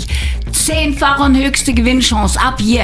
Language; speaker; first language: German; native; German